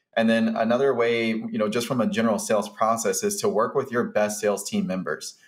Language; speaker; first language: English; native; English